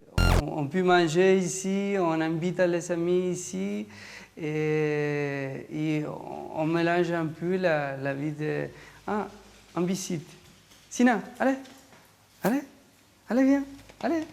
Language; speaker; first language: French; non-native, fluent; Spanish